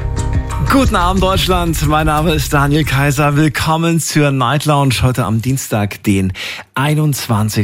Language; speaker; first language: German; native; German